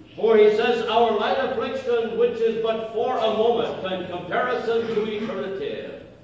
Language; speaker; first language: English; native; English